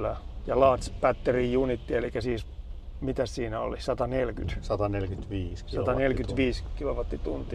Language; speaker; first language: Finnish; native; Finnish